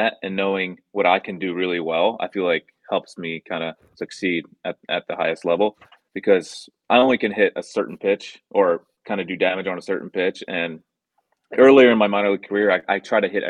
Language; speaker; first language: English; native; English